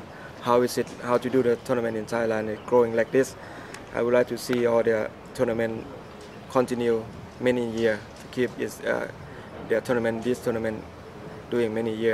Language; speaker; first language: English; non-native, learner; Thai